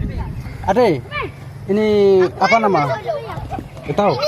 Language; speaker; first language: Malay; non-native, learner; Bangla